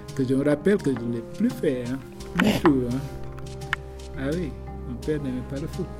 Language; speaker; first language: French; non-native, local second language; Wolof